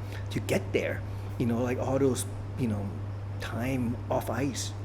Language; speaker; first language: English; early bilingual, other home language; Thai